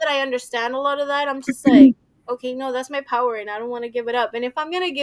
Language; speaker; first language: English; native; English